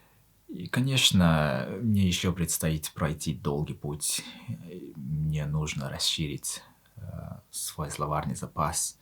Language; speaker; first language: Russian; non-native, fluent; Mongolian